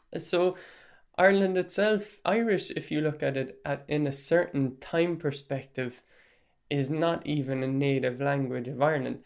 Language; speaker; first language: English; non-native, local second language; Irish